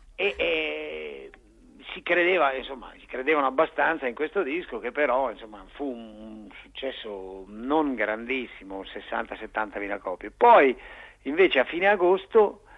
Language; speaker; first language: Italian; native; Italian